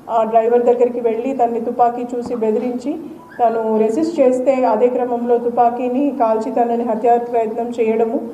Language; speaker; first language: Telugu; native; Telugu